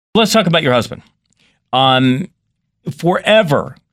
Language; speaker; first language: English; native; English